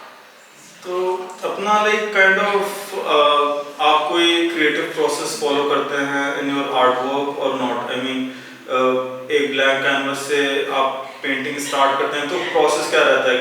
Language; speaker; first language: Hindi; native; Hindi